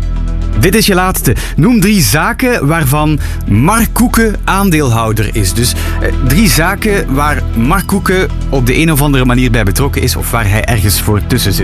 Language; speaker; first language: Dutch; native; Dutch